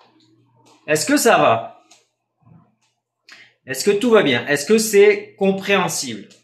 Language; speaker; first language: French; non-native, fluent; Spanish